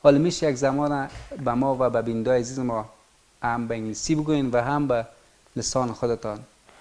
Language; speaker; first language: Persian; native; Persian